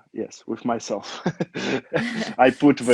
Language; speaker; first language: English; non-native, learner; Romanian